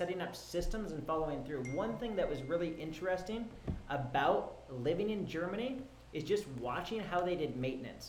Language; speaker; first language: English; native; English